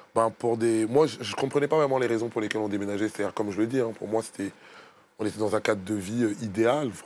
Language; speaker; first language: French; native; French